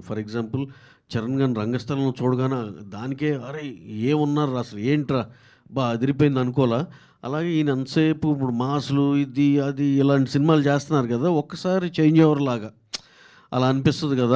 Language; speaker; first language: Telugu; native; Telugu